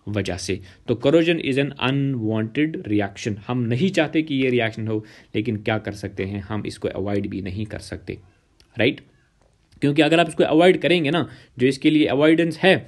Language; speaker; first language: Hindi; non-native, local second language; Kashmiri